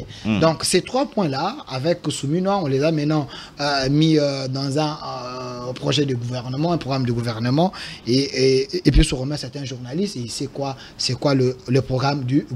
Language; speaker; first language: French; non-native, local second language; Lingala